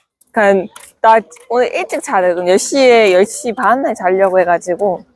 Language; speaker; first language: Korean; non-native, fluent; English